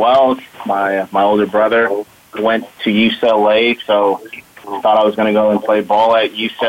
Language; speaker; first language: English; native; English